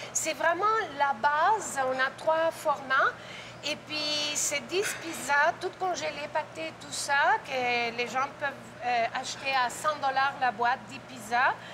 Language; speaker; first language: French; native; French